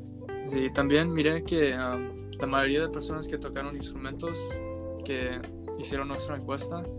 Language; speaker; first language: Spanish; non-native, learner; English